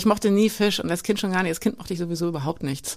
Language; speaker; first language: German; native; German